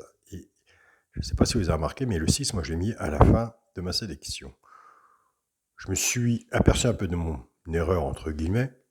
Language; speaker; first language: French; native; French